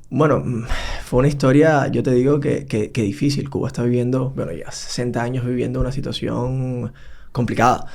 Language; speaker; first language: Spanish; native; Spanish